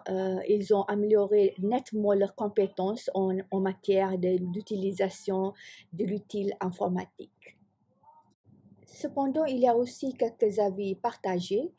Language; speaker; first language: French; non-native, fluent; Malay